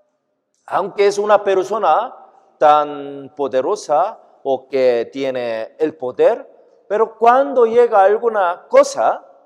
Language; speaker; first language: Spanish; non-native, fluent; Korean